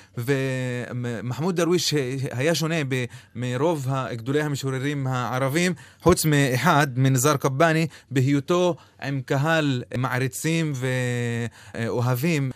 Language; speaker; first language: Hebrew; non-native, local second language; Arabic